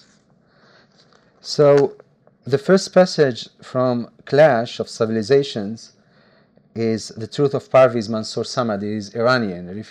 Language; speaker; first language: English; non-native, fluent; Arabic